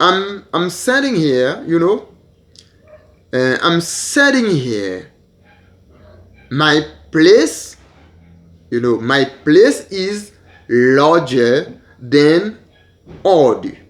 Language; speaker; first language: English; non-native, learner; Haitian Creole